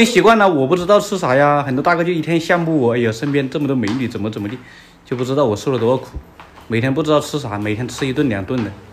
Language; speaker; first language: Chinese; native; Chinese